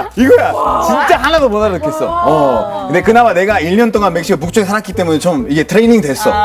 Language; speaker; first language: Korean; non-native, fluent; Spanish